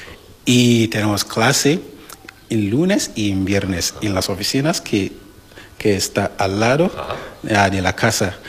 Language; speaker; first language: Spanish; non-native, learner; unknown